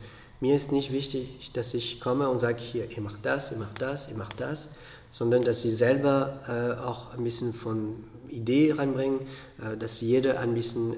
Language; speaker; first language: German; non-native, fluent; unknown